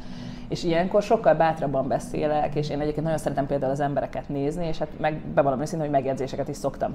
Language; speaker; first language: Hungarian; native; Hungarian